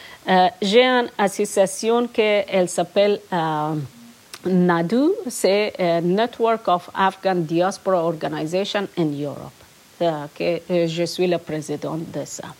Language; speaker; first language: French; non-native, learner; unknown